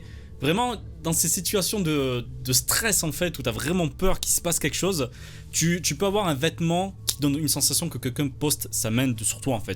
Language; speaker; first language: French; native; French